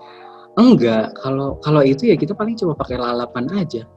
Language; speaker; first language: Indonesian; native; Indonesian